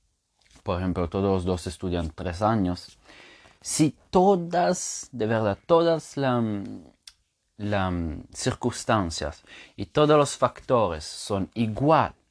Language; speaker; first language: Spanish; non-native, fluent; Italian